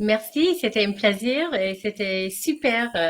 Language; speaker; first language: French; non-native, learner; English